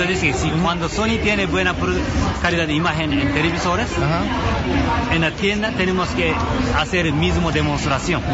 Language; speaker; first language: Spanish; non-native, learner; Japanese